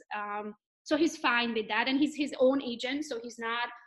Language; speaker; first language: English; non-native, fluent; Romanian